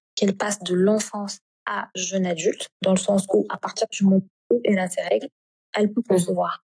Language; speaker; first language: French; non-native, local second language; Wolof